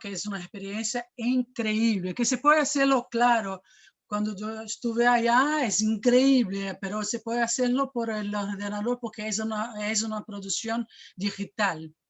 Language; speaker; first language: Spanish; non-native, fluent; Portuguese